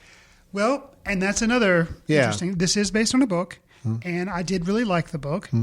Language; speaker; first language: English; native; English